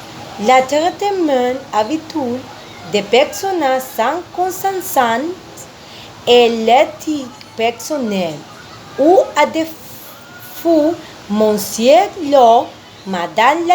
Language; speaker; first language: French; non-native, learner; Spanish